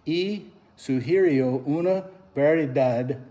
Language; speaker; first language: Spanish; non-native, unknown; English